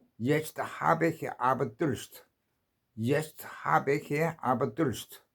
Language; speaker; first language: German; non-native, learner; Korean